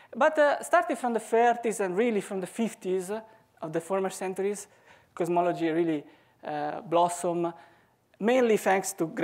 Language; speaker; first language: English; non-native, fluent; Italian